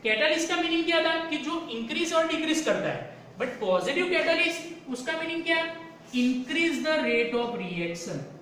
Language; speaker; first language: Hindi; non-native, local second language; Gujarati